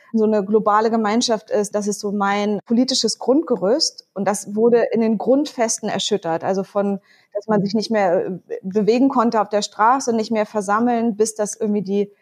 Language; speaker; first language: German; native; German